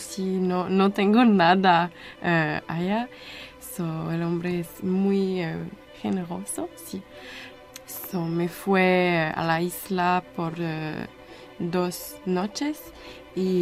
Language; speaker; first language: Spanish; non-native, learner; French